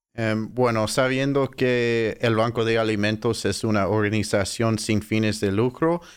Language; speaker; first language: Spanish; non-native, fluent; English